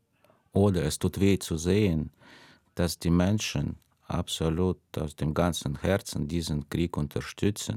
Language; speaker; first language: German; non-native, fluent; Russian